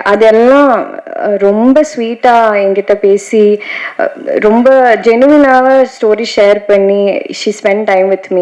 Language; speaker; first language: Tamil; non-native, learner; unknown